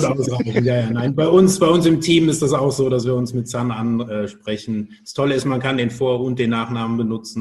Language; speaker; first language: German; native; German